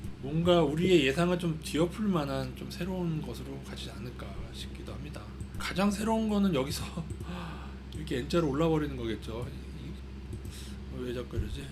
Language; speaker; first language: Korean; native; Korean